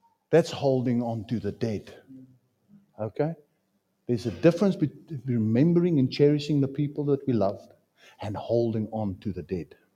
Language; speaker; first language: English; non-native, local second language; Afrikaans